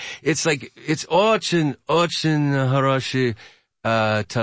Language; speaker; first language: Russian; non-native, learner; English